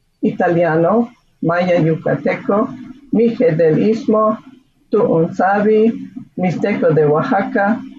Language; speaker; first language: Spanish; non-native, fluent; English